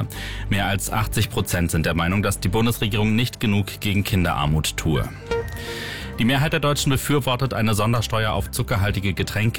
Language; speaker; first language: German; native; German